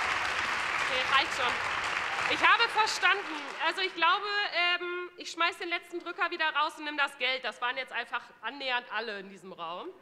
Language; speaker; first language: German; native; German